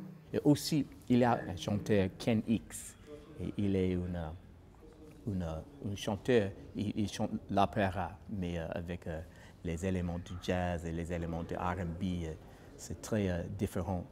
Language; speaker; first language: French; non-native, fluent; English